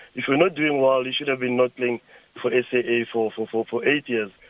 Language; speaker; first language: English; non-native, local second language; Tsonga